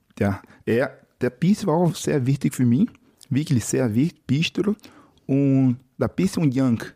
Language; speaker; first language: German; non-native, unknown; Portuguese